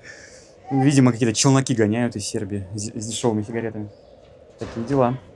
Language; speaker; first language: Russian; native; Russian